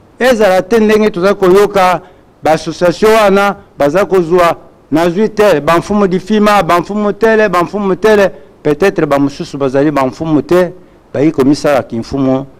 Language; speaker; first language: Lingala; non-native, local second language; Luba-Lulua